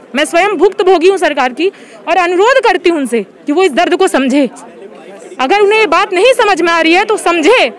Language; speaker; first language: Hindi; native; Hindi